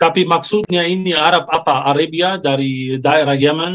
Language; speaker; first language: Indonesian; non-native, fluent; Arabic